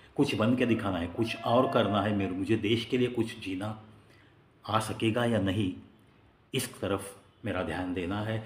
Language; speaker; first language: Hindi; non-native, local second language; Marathi